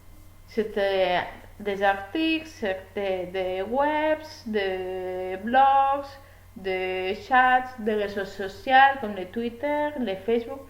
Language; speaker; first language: French; non-native, learner; Spanish